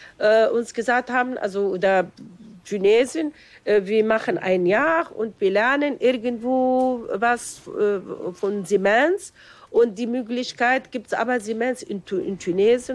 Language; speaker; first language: German; non-native, fluent; Arabic